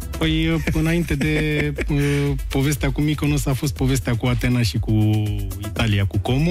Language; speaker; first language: Romanian; native; Romanian